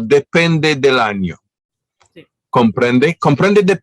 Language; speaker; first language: Spanish; non-native, fluent; English